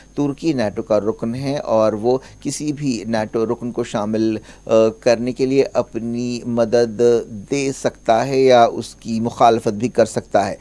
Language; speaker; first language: Urdu; native; Urdu